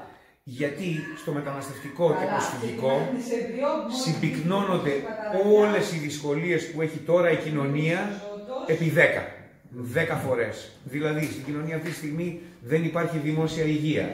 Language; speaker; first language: Greek; non-native, fluent; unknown